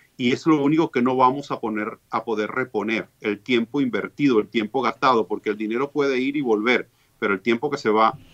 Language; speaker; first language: Spanish; native; Spanish